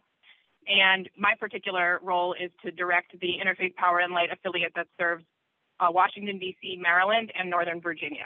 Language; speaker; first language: English; native; English